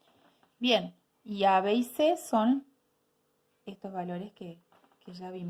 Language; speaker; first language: Spanish; native; Spanish